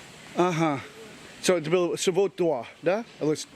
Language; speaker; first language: Russian; non-native, learner; English